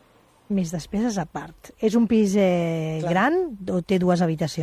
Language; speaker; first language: Catalan; native; Catalan